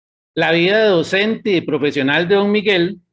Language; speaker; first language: Spanish; native; Spanish